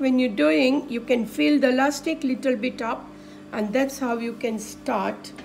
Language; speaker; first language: English; non-native, fluent; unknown